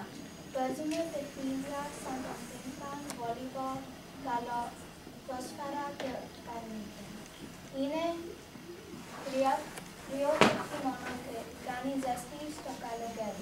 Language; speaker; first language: Greek; early bilingual, heritage; Greek